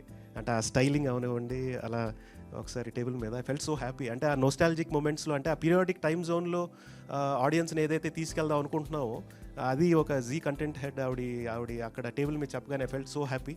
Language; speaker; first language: Telugu; native; Telugu